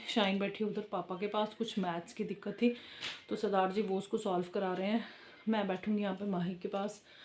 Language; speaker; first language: Hindi; non-native, local second language; Punjabi